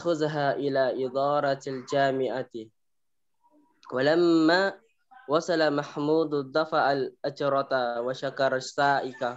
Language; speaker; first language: Arabic; non-native, learner; Indonesian